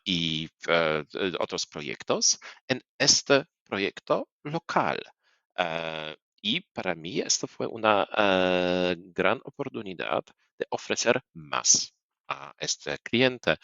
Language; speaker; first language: Spanish; non-native, fluent; Polish